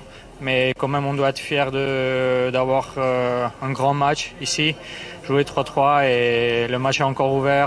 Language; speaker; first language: French; non-native, fluent; Armenian